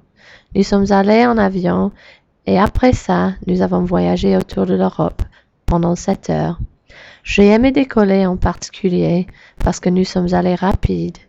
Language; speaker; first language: French; non-native, learner; English